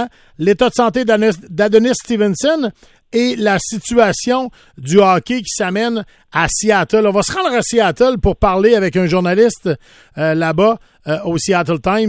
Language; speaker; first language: French; native; French